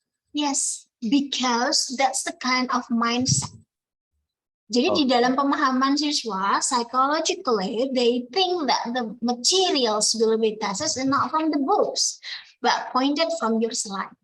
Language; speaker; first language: English; non-native, fluent; Indonesian